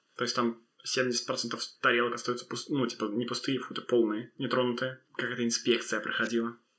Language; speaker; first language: Russian; native; Russian